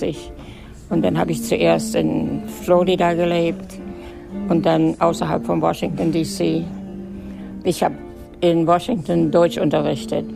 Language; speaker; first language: German; native; German